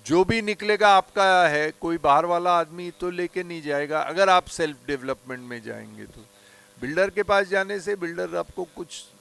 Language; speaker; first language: Hindi; non-native, local second language; Marathi